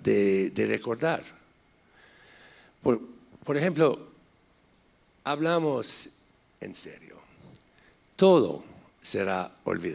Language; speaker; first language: Spanish; non-native, fluent; English